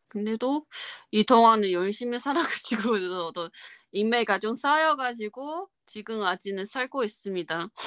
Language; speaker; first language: Korean; non-native, fluent; Chinese